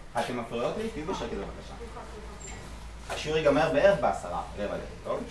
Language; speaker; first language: Hebrew; native; Hebrew